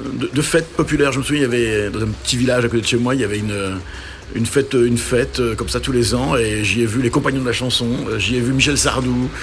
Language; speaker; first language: French; non-native, local second language; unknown